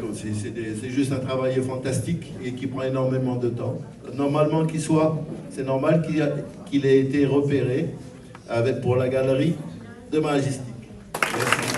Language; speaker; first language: French; native; French